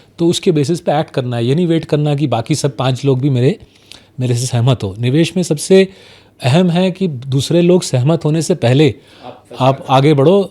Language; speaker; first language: Hindi; non-native, local second language; Bangla